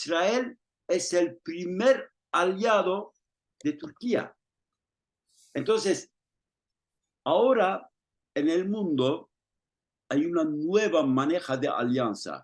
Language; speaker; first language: Spanish; non-native, fluent; Turkish